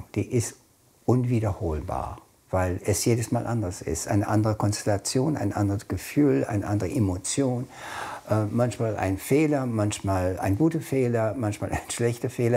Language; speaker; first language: German; non-native, fluent; English